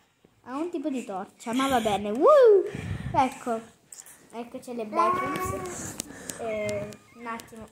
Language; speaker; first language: Italian; native; Italian